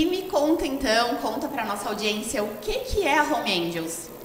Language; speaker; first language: Portuguese; native; Portuguese